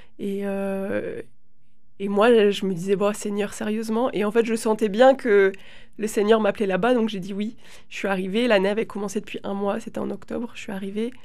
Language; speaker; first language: French; native; French